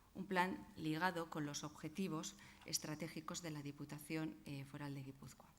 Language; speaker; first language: Spanish; non-native, local second language; Basque